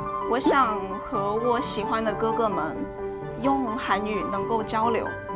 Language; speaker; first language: Chinese; native; Chinese